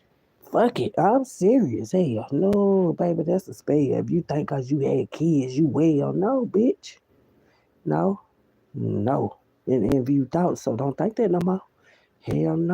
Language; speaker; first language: English; native; English